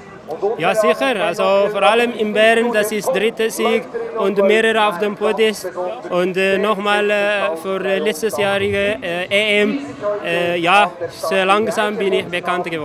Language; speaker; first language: German; non-native, learner; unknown